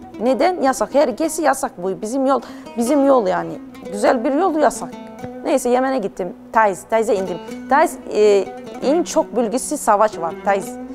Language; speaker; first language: Turkish; non-native, learner; Arabic